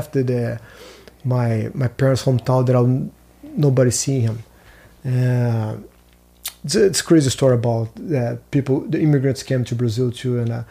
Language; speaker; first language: English; non-native, fluent; Portuguese